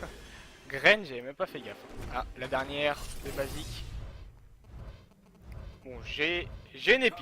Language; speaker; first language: French; native; French